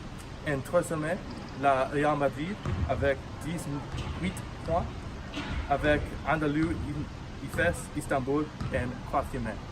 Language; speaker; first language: French; non-native, learner; English